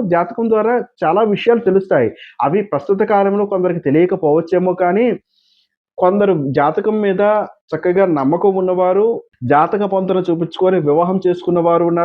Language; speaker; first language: Telugu; native; Telugu